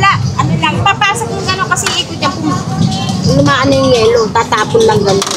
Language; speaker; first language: Filipino; native; Filipino